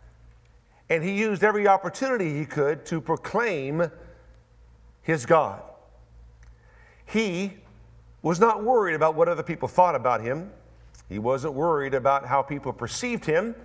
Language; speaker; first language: English; native; English